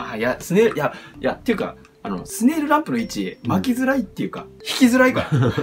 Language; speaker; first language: Japanese; native; Japanese